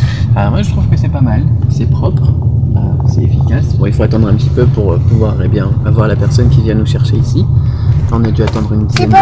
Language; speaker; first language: French; native; French